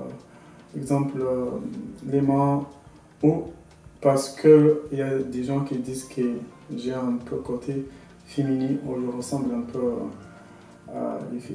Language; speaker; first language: French; non-native, local second language; Arabic